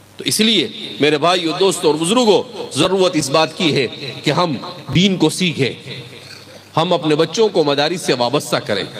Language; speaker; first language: Urdu; non-native, local second language; Gujarati